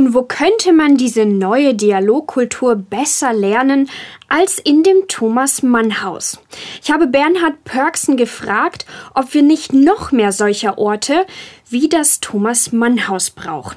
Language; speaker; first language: German; native; German